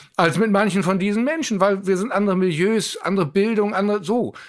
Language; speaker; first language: German; native; German